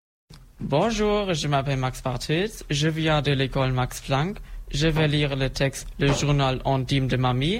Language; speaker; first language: French; non-native, learner; German